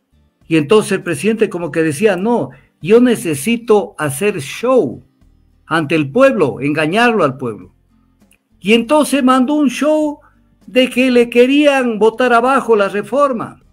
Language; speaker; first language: Spanish; native; Spanish